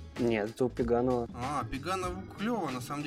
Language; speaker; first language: Russian; native; Russian